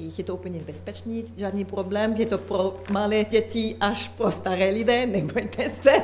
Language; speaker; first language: Czech; non-native, learner; French